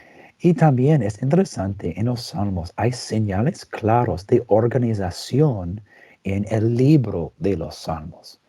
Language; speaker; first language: Spanish; non-native, fluent; English